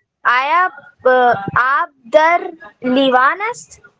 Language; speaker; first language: Persian; non-native, learner; Urdu